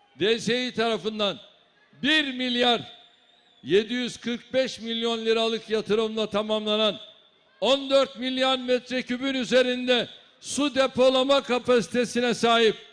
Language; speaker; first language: Turkish; native; Turkish